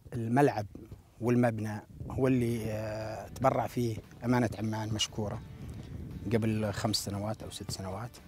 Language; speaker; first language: Arabic; native; Arabic